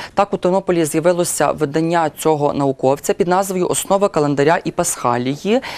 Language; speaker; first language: Ukrainian; native; Ukrainian